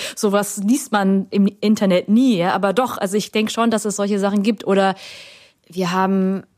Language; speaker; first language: German; early bilingual, other home language; Vietnamese